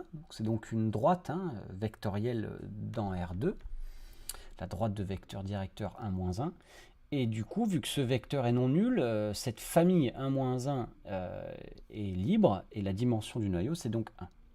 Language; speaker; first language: French; native; French